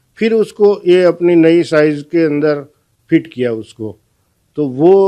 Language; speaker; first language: Hindi; non-native, local second language; Gujarati